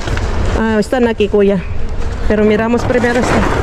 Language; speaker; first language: Spanish; non-native, learner; Filipino